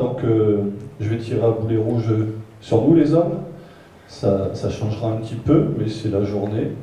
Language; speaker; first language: French; native; French